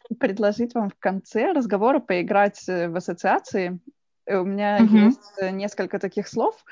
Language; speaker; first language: Russian; native; Russian